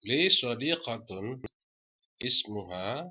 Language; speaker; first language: Arabic; non-native, fluent; Indonesian